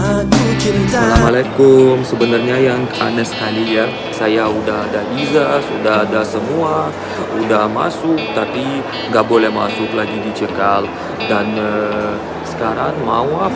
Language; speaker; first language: Indonesian; non-native, learner; Russian